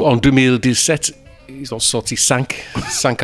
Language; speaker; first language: French; non-native, fluent; English